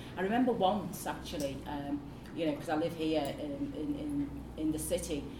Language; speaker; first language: English; native; English